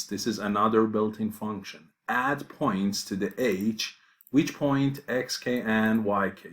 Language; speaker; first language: English; non-native, fluent; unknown